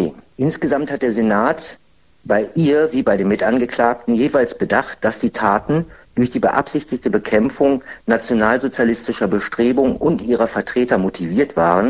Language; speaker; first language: German; native; German